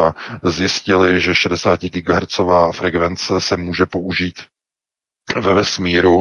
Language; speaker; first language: Czech; native; Czech